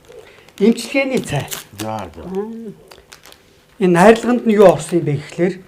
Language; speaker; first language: Mongolian; native; Mongolian